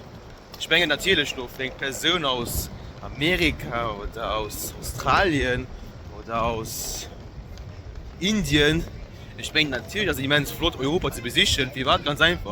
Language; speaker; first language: German; non-native, local second language; Luxembourgish